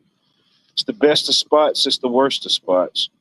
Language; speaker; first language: English; native; English